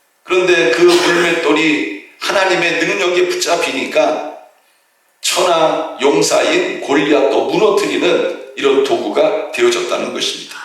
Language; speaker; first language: Korean; native; Korean